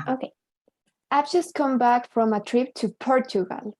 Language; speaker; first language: English; non-native, learner; Spanish